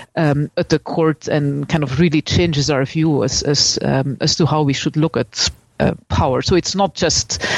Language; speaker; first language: English; non-native, fluent; Dutch